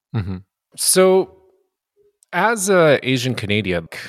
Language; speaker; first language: English; early bilingual, other home language; Japanese